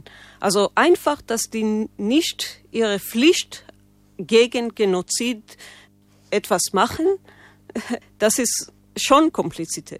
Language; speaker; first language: German; non-native, fluent; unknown